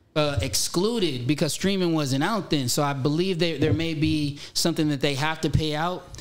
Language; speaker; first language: English; native; English